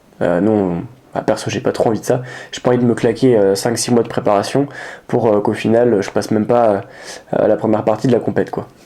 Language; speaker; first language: French; native; French